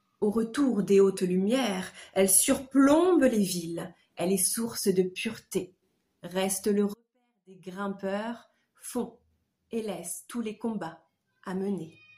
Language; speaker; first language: French; native; French